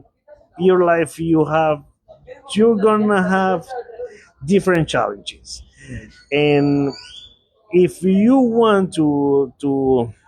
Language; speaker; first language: English; non-native, learner; Spanish